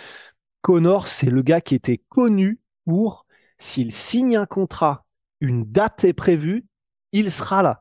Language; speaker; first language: French; native; French